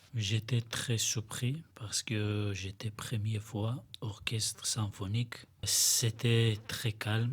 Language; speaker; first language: French; non-native, learner; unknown